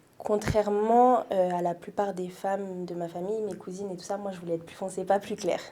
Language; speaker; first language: French; native; French